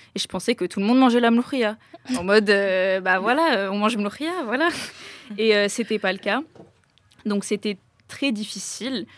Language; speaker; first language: French; native; French